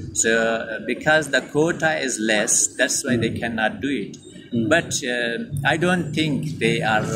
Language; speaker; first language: English; non-native, fluent; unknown